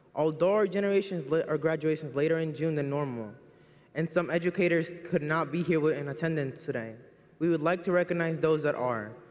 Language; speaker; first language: English; early bilingual, other home language; Spanish